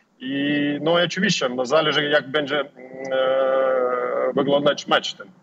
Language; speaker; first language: Polish; non-native, learner; Russian